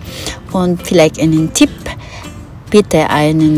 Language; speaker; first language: German; non-native, fluent; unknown